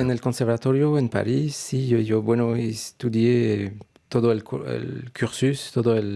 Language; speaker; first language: Spanish; non-native, fluent; French